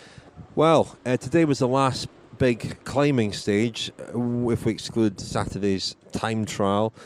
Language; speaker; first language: English; native; English